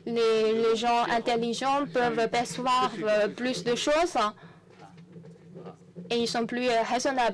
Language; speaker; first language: French; non-native, fluent; Chinese